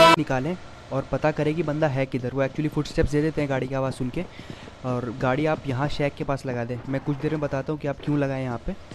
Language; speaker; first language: Hindi; native; Hindi